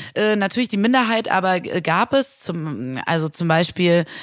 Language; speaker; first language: German; native; German